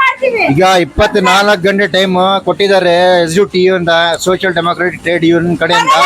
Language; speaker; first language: Kannada; non-native, local second language; Urdu